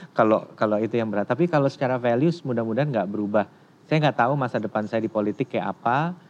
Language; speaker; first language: Indonesian; native; Indonesian